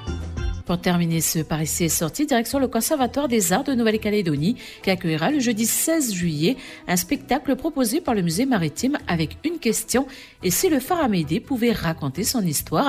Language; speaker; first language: French; native; French